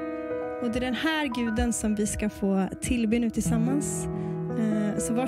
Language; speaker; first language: Swedish; native; Swedish